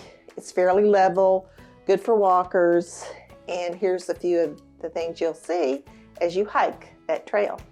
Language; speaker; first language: English; native; English